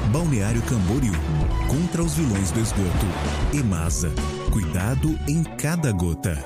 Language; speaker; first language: Portuguese; native; Portuguese